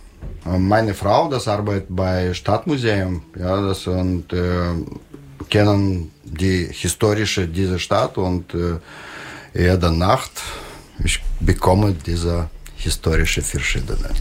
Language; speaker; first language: German; non-native, learner; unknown